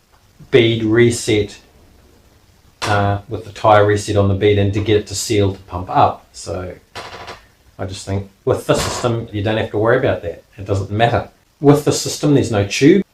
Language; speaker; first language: English; native; English